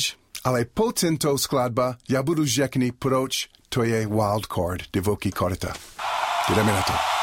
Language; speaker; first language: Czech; non-native, learner; English